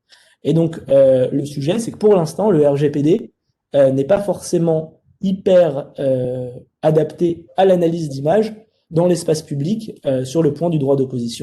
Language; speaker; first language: French; native; French